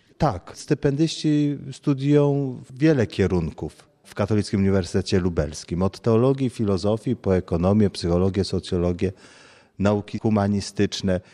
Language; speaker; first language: Polish; native; Polish